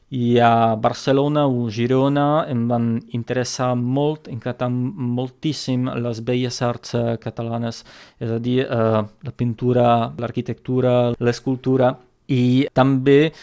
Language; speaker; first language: Catalan; non-native, fluent; Czech